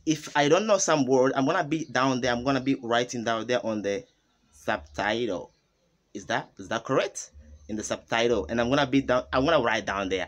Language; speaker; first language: English; non-native, learner; Makhuwa